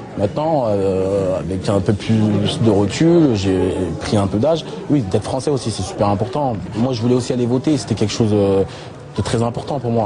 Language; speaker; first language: French; early bilingual, other home language; Lingala